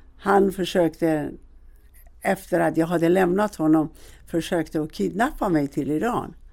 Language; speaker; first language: Swedish; non-native, fluent; Persian